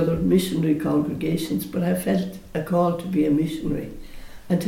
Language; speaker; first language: English; native; English